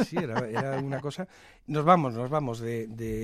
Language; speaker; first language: Spanish; native; Spanish